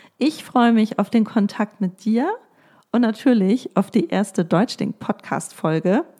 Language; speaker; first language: German; native; German